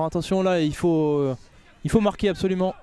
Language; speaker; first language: French; native; French